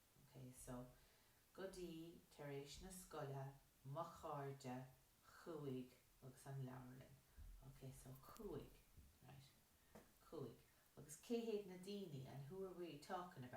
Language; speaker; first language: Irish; non-native, local second language; English